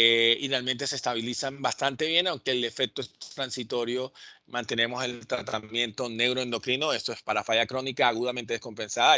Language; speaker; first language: Spanish; native; Spanish